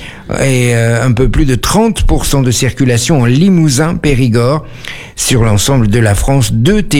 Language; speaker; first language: French; native; French